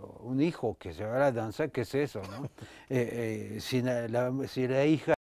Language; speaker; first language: Spanish; non-native, fluent; French